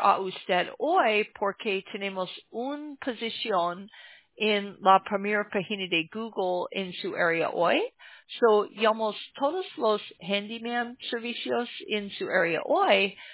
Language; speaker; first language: Spanish; non-native, learner; English